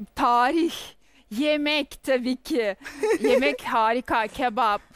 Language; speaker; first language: Turkish; non-native, fluent; Russian